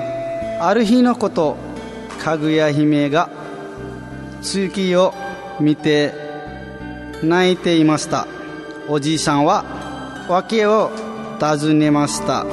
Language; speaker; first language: Japanese; non-native, fluent; Nepali